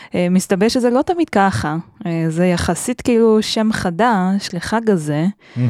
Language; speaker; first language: Hebrew; non-native, fluent; Chinese